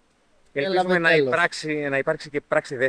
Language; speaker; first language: Greek; native; Greek